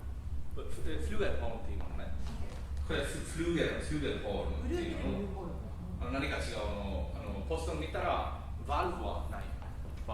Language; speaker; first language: Japanese; non-native, learner; English